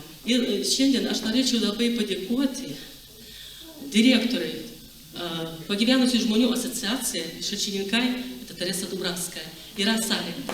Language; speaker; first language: Lithuanian; non-native, local second language; Russian